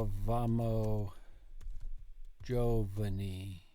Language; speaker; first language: Italian; non-native, learner; English